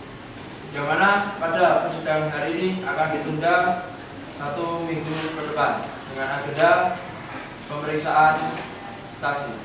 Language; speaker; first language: Indonesian; native; Indonesian